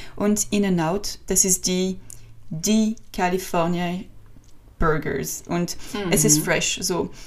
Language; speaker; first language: German; non-native, learner; French